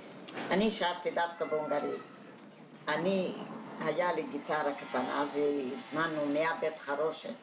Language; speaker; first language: Hebrew; non-native, fluent; Hungarian